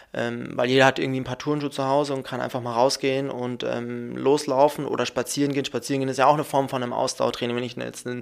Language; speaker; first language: German; native; German